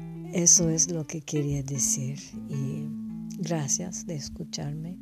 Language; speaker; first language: Spanish; non-native, fluent; English